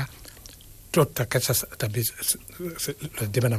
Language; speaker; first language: Catalan; non-native, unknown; Wolof